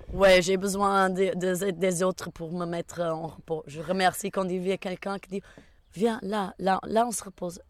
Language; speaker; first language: French; non-native, fluent; Portuguese